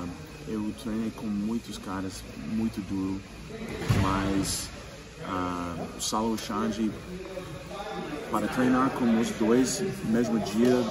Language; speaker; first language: Portuguese; non-native, learner; English